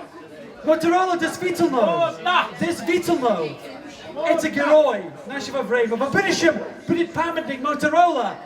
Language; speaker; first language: Russian; non-native, learner; English